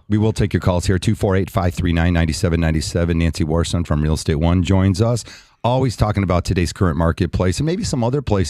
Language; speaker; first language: English; native; English